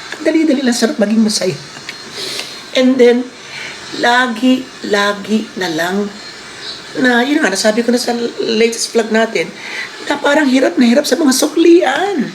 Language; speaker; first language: Filipino; native; Filipino